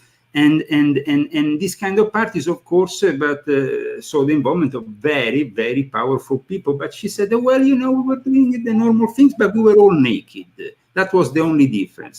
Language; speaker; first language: English; non-native, fluent; Italian